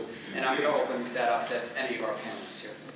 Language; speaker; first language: English; native; English